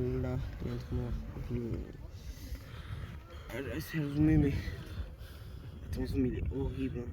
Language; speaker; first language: French; native; French